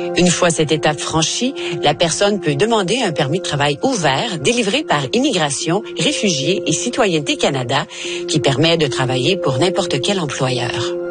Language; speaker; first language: French; native; French